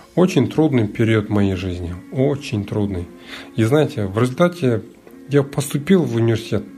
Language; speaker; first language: Russian; early bilingual, other home language; Mongolian